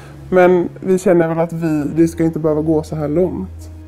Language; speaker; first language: Swedish; native; Swedish